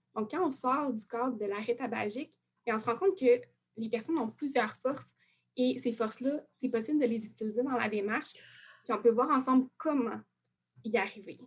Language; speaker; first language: French; native; French